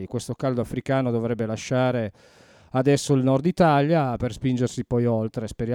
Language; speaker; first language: Italian; native; Italian